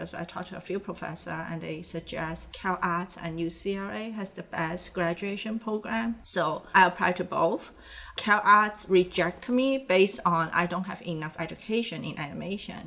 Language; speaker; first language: English; non-native, local second language; Cantonese